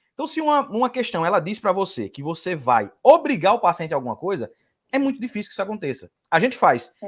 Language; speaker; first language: Portuguese; native; Portuguese